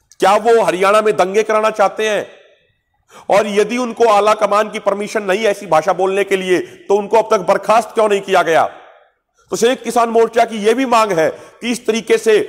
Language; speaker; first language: Hindi; non-native, local second language; Punjabi